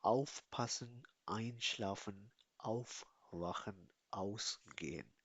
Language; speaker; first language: German; non-native, fluent; Hindi